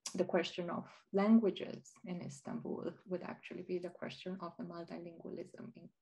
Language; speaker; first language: English; non-native, fluent; Romanian